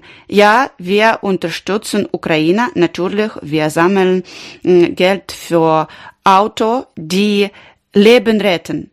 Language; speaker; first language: German; non-native, learner; Ukrainian